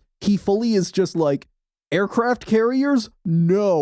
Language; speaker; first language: English; native; English